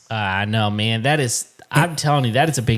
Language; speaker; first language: English; native; English